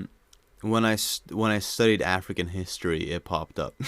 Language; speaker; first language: English; native; English